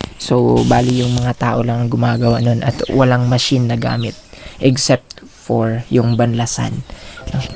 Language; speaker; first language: Filipino; non-native, local second language; Cebuano